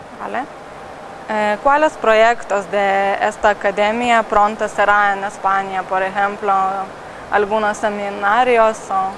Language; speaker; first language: Spanish; non-native, learner; Lithuanian